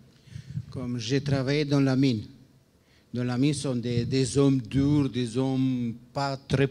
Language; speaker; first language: French; non-native, fluent; Romanian